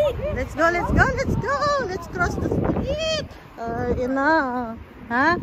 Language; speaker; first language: English; non-native, local second language; Filipino